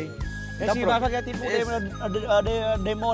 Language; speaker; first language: Portuguese; non-native, learner; Vietnamese